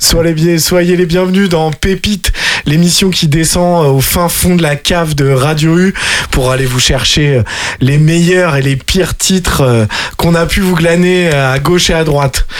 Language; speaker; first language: French; native; French